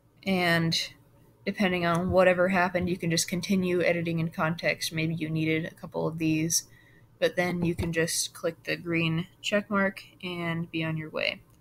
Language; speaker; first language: English; native; English